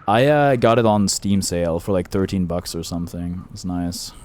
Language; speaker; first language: English; native; English